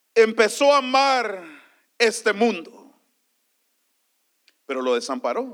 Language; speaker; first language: Spanish; early bilingual, heritage; Spanish